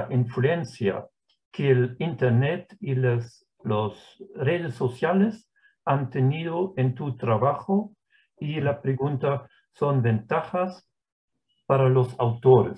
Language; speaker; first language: Spanish; non-native, fluent; German